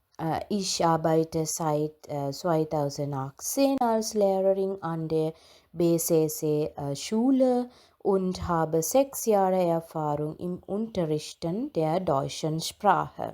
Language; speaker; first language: German; non-native, fluent; Sinhala